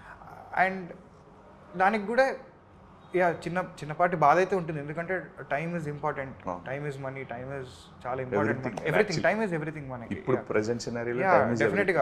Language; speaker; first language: Telugu; native; Telugu